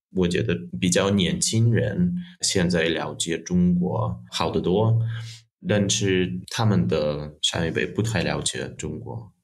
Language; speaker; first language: Chinese; non-native, fluent; Russian